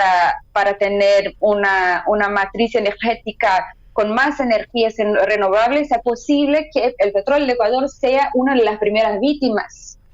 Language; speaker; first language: Spanish; non-native, fluent; Portuguese